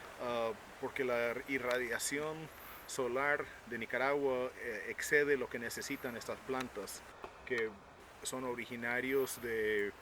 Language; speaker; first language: Spanish; native; Spanish